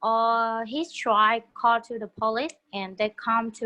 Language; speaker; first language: English; non-native, learner; Vietnamese